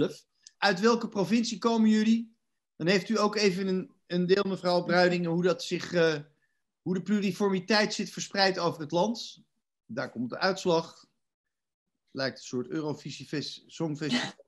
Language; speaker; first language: Dutch; native; Dutch